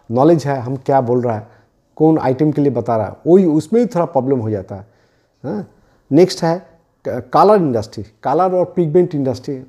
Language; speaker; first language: Hindi; non-native, local second language; Bangla